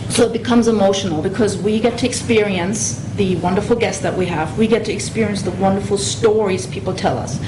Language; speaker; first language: English; non-native, fluent; German